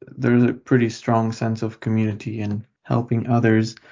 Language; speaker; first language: English; non-native, fluent; Lithuanian